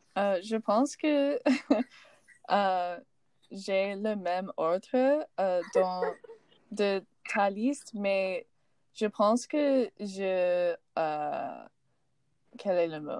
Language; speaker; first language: French; non-native, learner; English